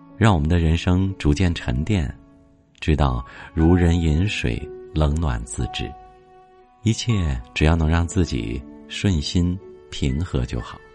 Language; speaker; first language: Chinese; native; Chinese